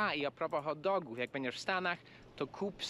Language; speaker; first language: Polish; non-native, fluent; English